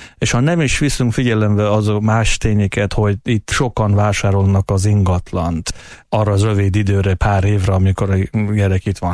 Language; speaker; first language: Hungarian; non-native, fluent; Persian